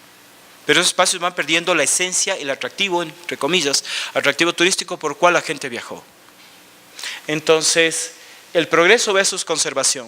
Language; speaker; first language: Spanish; native; Spanish